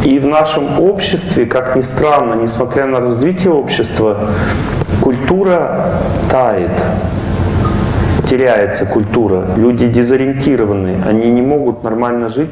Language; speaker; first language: Russian; native; Russian